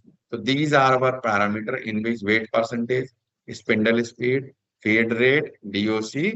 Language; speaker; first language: English; non-native, local second language; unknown